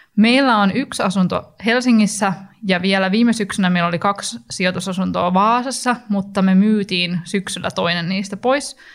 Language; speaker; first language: Finnish; native; Finnish